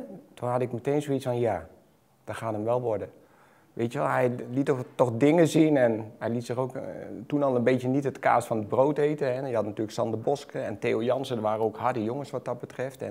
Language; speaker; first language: Dutch; native; Dutch